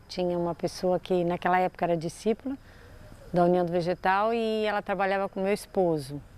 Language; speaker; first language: Portuguese; native; Portuguese